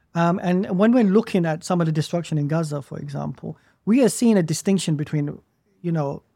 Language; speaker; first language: English; native; English